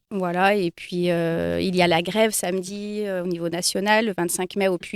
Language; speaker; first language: French; native; French